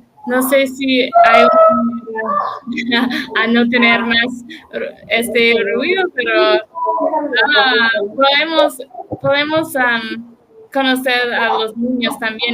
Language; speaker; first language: Spanish; non-native, learner; English